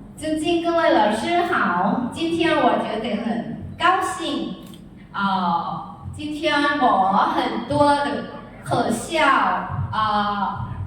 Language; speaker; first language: Chinese; non-native, learner; Thai